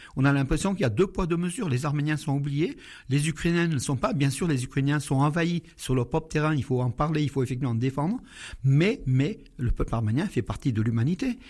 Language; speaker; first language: French; non-native, fluent; Armenian